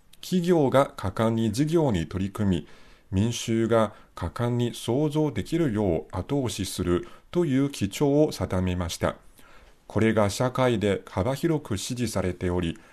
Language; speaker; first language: Japanese; non-native, fluent; Chinese